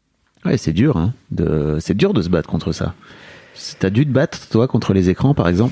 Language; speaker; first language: French; native; French